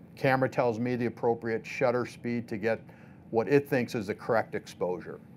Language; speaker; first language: English; native; English